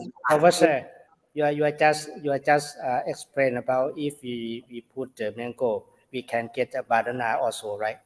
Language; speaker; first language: English; non-native, learner; Thai